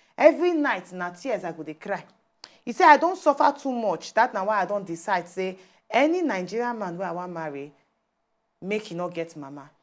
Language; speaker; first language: Nigerian Pidgin; native; Nigerian Pidgin